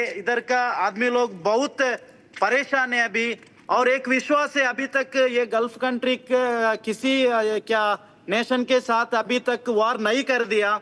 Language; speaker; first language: Hindi; non-native, local second language; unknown